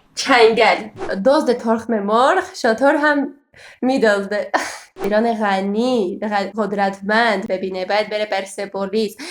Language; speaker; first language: Persian; non-native, fluent; Armenian